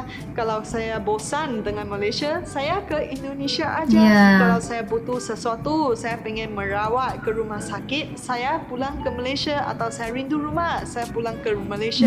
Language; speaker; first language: Indonesian; non-native, fluent; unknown